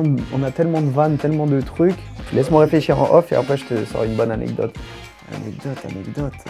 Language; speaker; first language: French; native; French